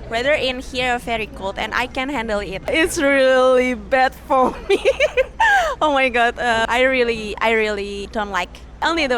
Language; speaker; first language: English; non-native, learner; Indonesian